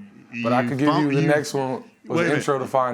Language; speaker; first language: English; native; English